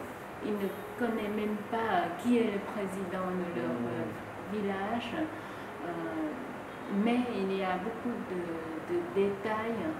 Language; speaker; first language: French; non-native, fluent; Vietnamese